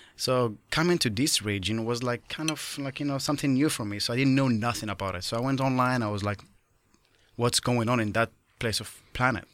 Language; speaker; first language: English; non-native, fluent; Arabic